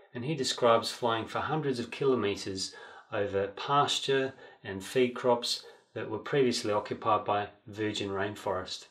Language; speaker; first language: English; native; English